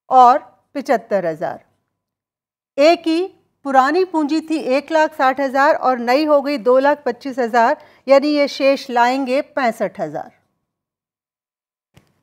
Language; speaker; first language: Hindi; native; Hindi